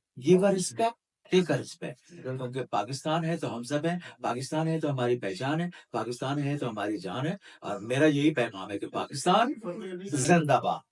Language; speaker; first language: Urdu; native; Urdu